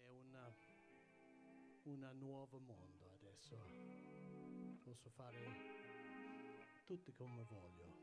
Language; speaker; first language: Italian; early bilingual, heritage; English